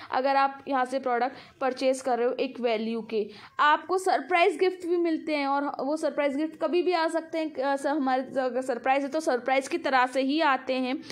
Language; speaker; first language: Hindi; non-native, local second language; Punjabi